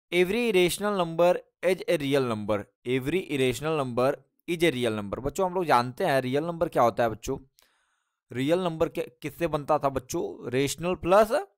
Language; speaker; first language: Hindi; native; Hindi